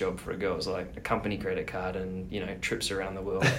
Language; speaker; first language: English; native; English